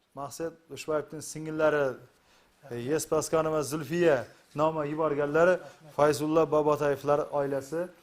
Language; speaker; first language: Uzbek; native; Uzbek